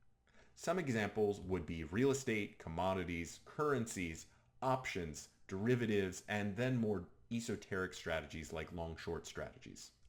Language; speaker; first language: English; native; English